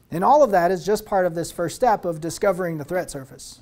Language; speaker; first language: English; native; English